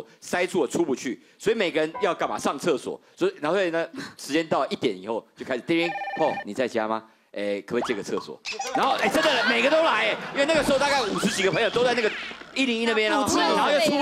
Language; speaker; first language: Chinese; native; Chinese